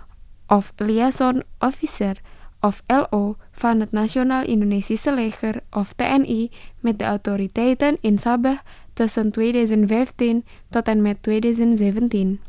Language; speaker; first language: Dutch; non-native, fluent; Indonesian